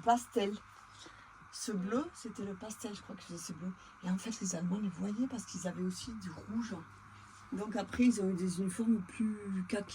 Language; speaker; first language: French; native; French